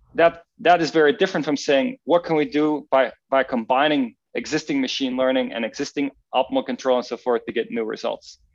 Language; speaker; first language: English; non-native, fluent; Dutch